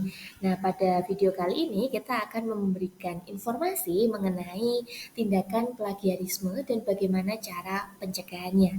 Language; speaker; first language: Indonesian; native; Indonesian